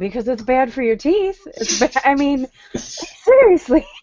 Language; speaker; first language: English; native; English